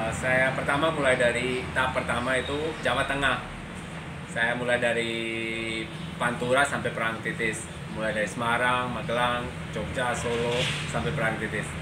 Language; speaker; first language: Indonesian; non-native, fluent; Urdu